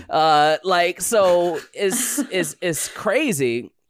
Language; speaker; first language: English; native; English